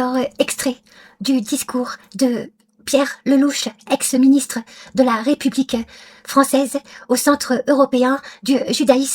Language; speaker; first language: French; non-native, local second language; Arabic